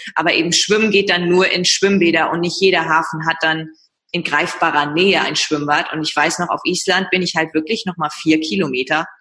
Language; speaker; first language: German; native; German